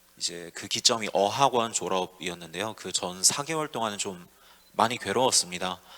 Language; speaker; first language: Korean; native; Korean